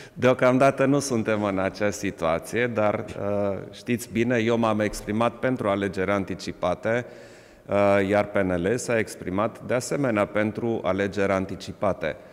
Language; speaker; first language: Romanian; non-native, local second language; German